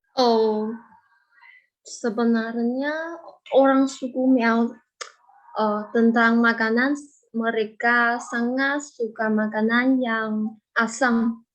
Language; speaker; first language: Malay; non-native, fluent; Chinese